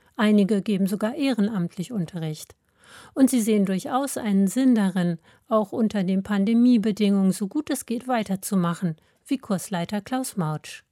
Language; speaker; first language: German; native; German